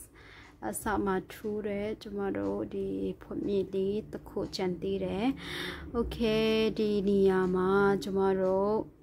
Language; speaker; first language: Burmese; non-native, local second language; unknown